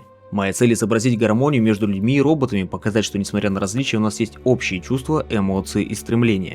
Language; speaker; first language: Russian; native; Russian